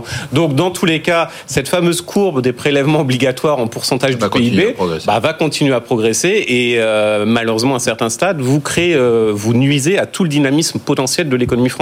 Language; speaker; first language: French; native; French